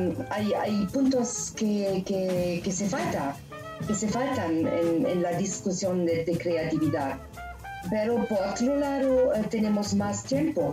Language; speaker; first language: Spanish; non-native, learner; German